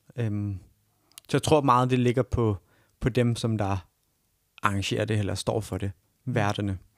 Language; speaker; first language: Danish; native; Danish